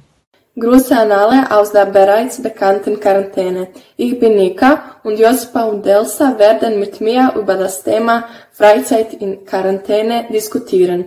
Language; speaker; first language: German; non-native, learner; Croatian